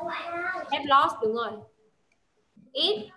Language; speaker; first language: Vietnamese; native; Vietnamese